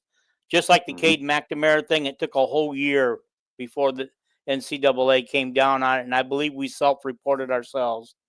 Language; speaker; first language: English; native; English